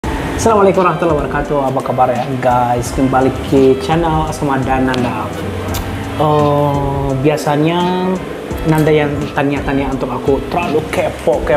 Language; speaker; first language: Indonesian; non-native, learner; Arabic